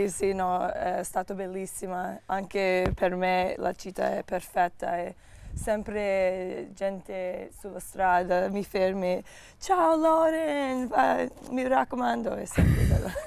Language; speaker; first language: Italian; non-native, learner; English